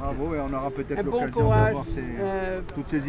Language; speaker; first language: French; native; French